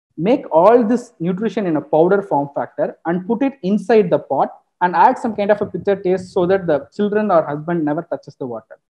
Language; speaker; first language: English; non-native, local second language; Tamil